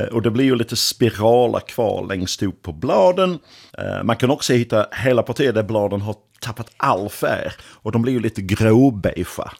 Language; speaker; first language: Swedish; non-native, fluent; English